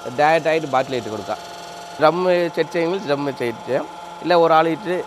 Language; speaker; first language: Malayalam; non-native, learner; Tamil